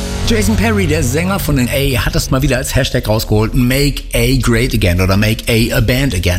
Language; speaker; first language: German; native; German